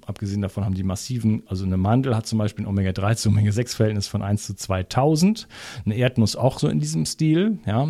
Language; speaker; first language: German; native; German